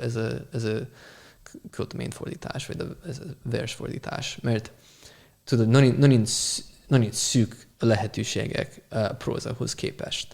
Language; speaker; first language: Hungarian; non-native, fluent; English